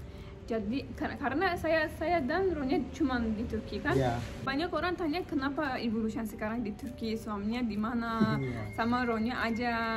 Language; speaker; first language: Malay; non-native, learner; Turkish